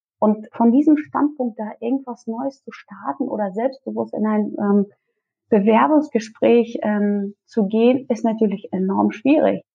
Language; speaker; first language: German; early bilingual, other home language; Russian